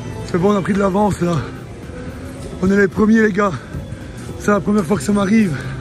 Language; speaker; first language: French; native; French